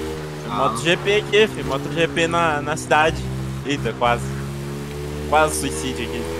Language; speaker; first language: Portuguese; native; Portuguese